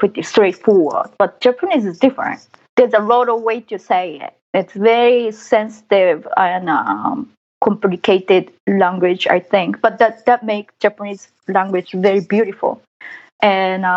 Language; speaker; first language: English; non-native, fluent; Japanese